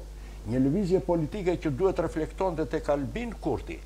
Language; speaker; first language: Albanian; native; Albanian